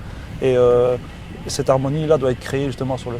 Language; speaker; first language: French; native; French